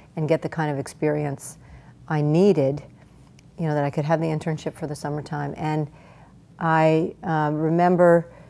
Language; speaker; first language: English; native; English